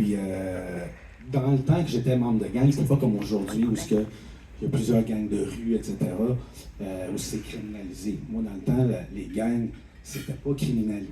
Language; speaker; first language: French; native; French